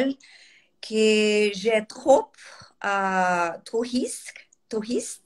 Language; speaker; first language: French; non-native, learner; Portuguese